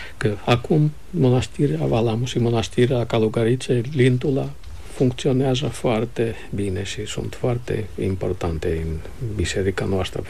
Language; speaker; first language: Romanian; non-native, fluent; Finnish